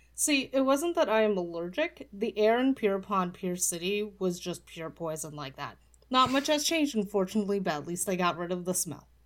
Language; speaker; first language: English; early bilingual, other home language; Polish